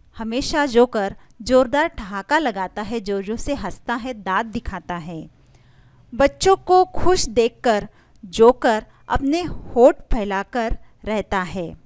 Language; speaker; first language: Hindi; non-native, local second language; Marathi